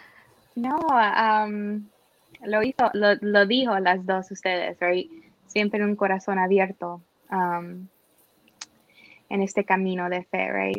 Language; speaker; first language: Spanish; early bilingual, heritage; Spanish